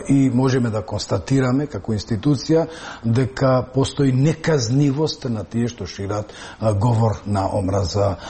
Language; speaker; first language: Macedonian; non-native, local second language; Albanian